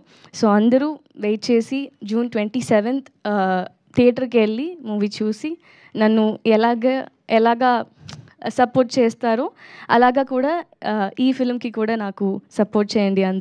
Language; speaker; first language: Telugu; non-native, learner; Tamil